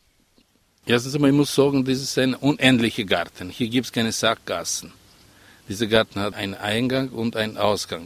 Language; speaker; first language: German; non-native, fluent; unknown